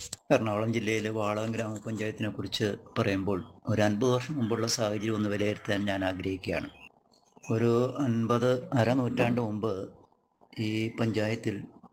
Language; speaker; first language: Malayalam; native; Malayalam